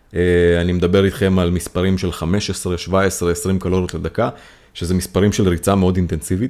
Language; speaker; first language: Hebrew; native; Hebrew